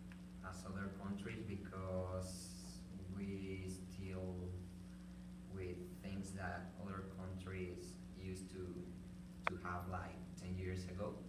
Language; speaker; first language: English; non-native, learner; Spanish